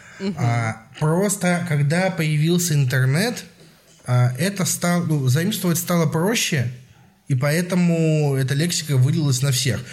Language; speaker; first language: Russian; native; Russian